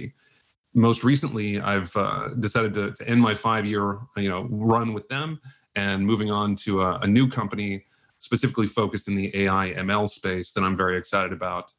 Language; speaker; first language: English; native; English